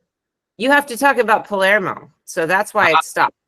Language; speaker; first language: English; non-native, fluent; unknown